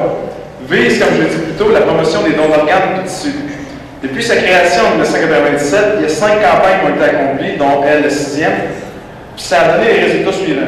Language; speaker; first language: French; native; French